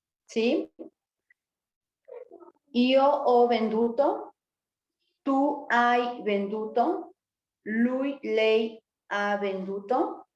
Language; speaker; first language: Italian; non-native, learner; Spanish